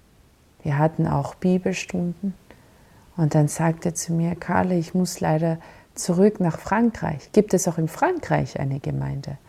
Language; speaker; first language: German; non-native, fluent; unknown